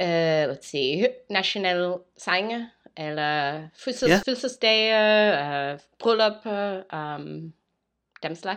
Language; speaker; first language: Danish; non-native, learner; English